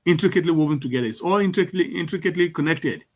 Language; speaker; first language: English; non-native, local second language; Yoruba